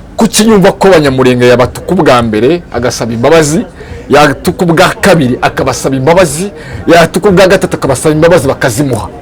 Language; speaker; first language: Kinyarwanda; native; Kinyarwanda